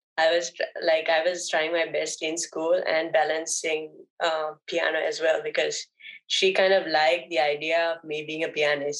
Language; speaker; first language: English; non-native, local second language; Sinhala